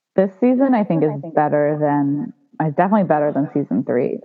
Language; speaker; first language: English; native; English